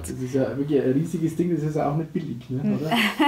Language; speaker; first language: German; native; German